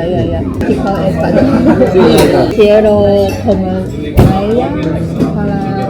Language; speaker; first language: Spanish; non-native, learner; Chinese